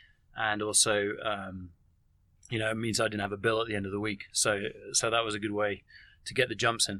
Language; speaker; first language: English; native; English